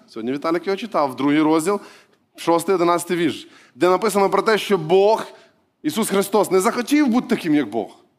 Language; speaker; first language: Ukrainian; non-native, local second language; Russian